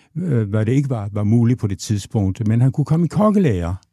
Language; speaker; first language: Danish; native; Danish